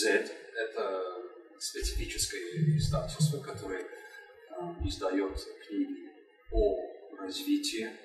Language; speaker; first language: Russian; non-native, fluent; English